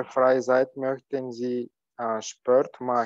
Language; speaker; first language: German; non-native, learner; Turkish